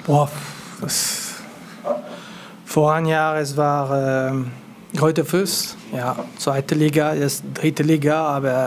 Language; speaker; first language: German; non-native, local second language; French